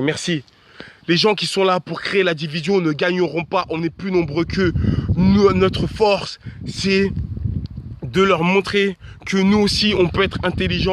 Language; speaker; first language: French; native; French